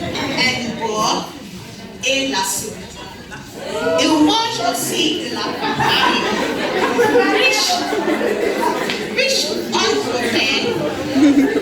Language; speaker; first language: French; non-native, learner; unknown